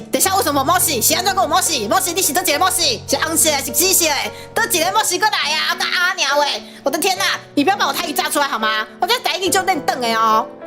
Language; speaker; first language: Chinese; native; Chinese